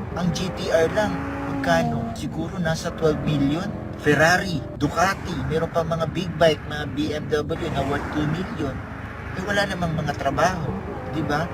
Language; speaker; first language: Filipino; native; Filipino